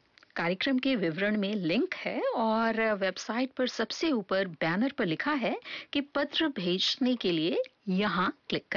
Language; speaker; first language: Hindi; native; Hindi